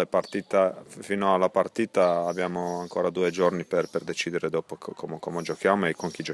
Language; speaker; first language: Italian; non-native, fluent; Croatian